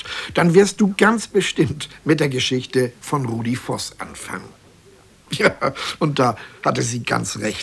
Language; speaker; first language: German; native; German